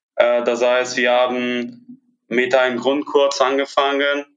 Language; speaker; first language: German; non-native, fluent; Italian